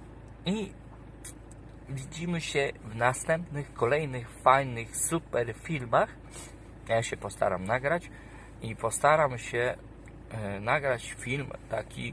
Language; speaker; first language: Polish; native; Polish